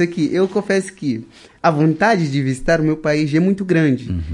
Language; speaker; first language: Portuguese; non-native, local second language; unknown